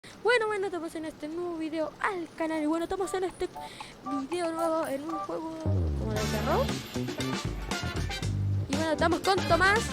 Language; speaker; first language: Spanish; native; Spanish